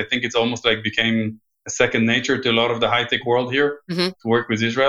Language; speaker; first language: English; non-native, fluent; Hebrew